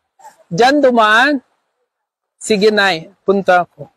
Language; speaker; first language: Filipino; non-native, local second language; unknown